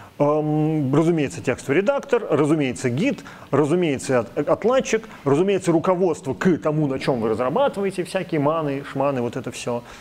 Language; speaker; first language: Russian; native; Russian